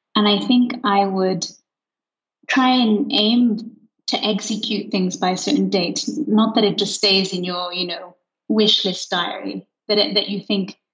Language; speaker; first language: English; non-native, fluent; Luxembourgish